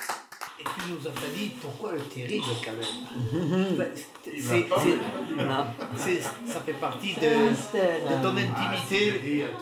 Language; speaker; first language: French; native; French